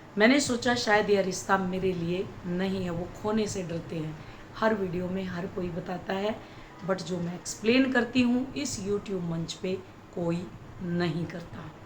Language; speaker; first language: Hindi; native; Hindi